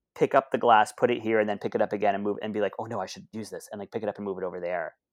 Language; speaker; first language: English; native; English